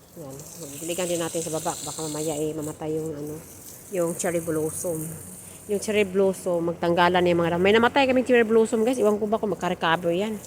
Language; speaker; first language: Filipino; non-native, local second language; Cebuano